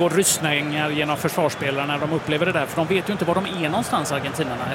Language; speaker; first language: Swedish; native; Swedish